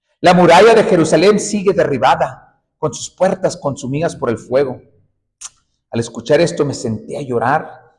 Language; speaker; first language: Spanish; early bilingual, heritage; Spanish